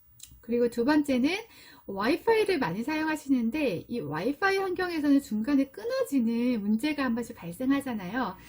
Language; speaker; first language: Korean; native; Korean